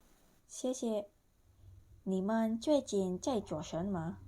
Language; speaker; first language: Chinese; non-native, learner; Indonesian